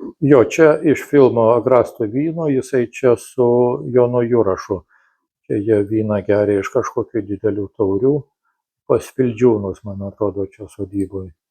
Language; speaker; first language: Lithuanian; native; Lithuanian